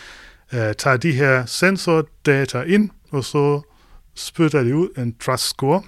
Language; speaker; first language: Danish; non-native, fluent; German